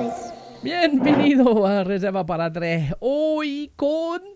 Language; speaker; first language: Spanish; non-native, fluent; German